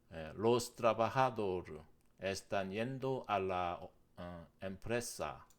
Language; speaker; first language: Spanish; non-native, learner; Korean